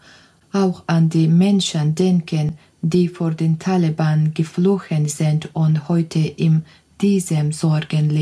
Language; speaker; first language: German; non-native, learner; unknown